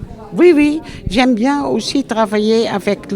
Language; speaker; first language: French; non-native, fluent; Dutch